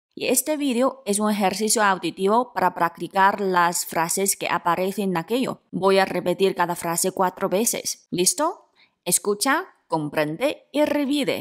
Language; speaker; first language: Spanish; non-native, fluent; Chinese